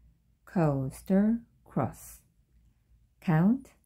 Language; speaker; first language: English; non-native, fluent; Korean